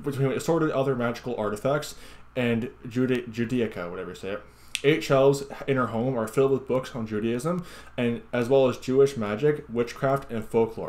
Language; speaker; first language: English; native; English